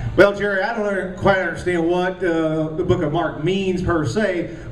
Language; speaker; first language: English; native; English